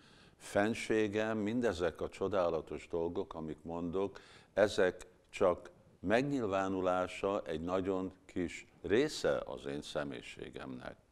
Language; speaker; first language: Hungarian; early bilingual, heritage; Hungarian